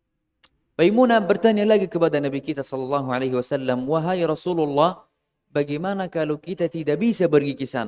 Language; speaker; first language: Indonesian; non-native, fluent; Arabic